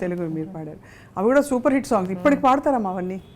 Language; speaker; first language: Telugu; native; Telugu